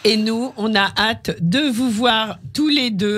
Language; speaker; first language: French; native; French